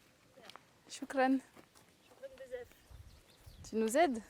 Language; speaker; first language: French; native; French